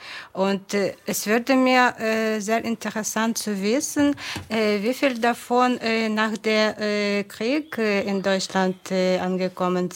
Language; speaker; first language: German; non-native, fluent; Ukrainian